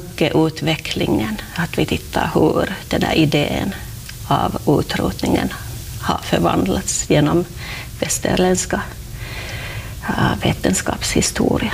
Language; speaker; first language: Swedish; non-native, local second language; Finnish